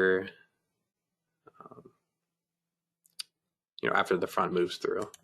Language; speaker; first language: English; native; English